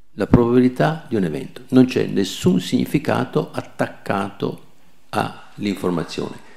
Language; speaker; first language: Italian; non-native, local second language; Venetian